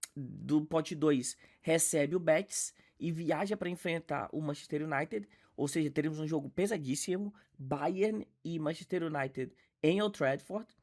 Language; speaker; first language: Portuguese; native; Portuguese